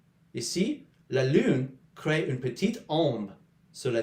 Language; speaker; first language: French; non-native, learner; English